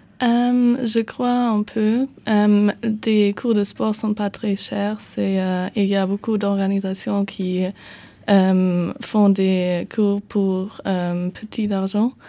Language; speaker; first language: French; non-native, learner; German